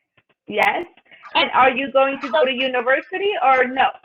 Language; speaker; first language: English; non-native, fluent; Spanish